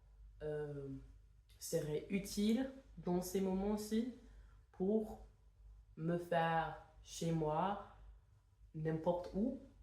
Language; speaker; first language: French; non-native, fluent; English